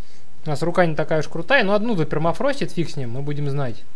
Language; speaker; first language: Russian; native; Russian